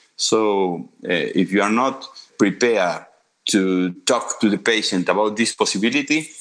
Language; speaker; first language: English; non-native, fluent; Spanish